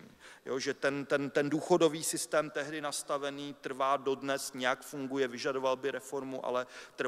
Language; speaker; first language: Czech; native; Czech